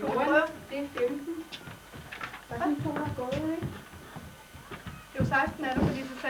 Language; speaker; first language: Danish; native; Danish